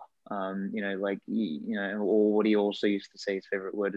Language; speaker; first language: English; non-native, local second language; Macedonian